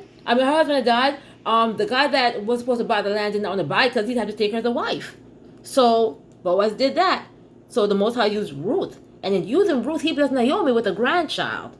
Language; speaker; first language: English; native; English